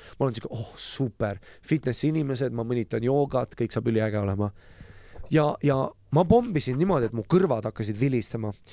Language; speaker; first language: Estonian; native; Estonian